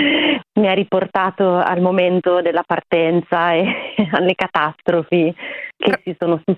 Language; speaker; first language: Italian; native; Italian